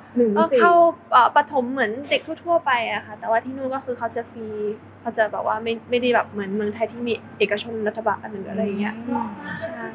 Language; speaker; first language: Thai; early bilingual, other home language; German